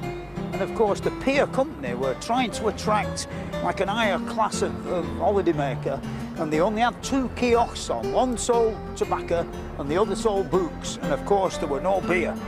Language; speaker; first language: English; native; English